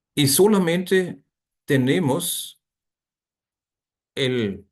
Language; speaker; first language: Spanish; non-native, fluent; German